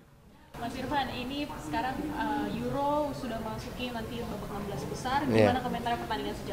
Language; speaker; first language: Indonesian; native; Indonesian